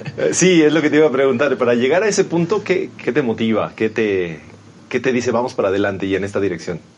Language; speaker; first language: Spanish; native; Spanish